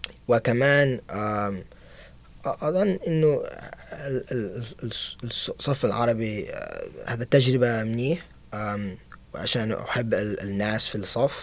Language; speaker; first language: Arabic; non-native, learner; English